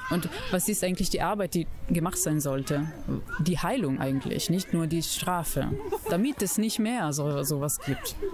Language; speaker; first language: German; non-native, fluent; Italian